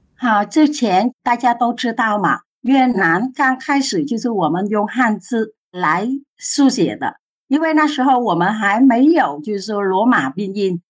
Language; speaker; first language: Chinese; non-native, fluent; Vietnamese